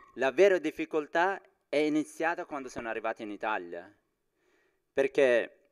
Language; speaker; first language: Italian; non-native, fluent; Persian